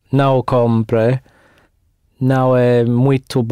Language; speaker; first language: Portuguese; non-native, learner; English